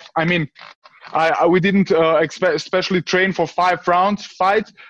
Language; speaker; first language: English; early bilingual, other home language; Serbian